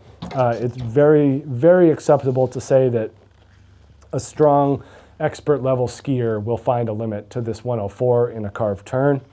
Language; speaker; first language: English; native; English